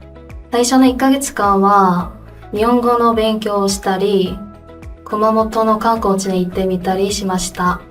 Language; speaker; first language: Japanese; non-native, fluent; Korean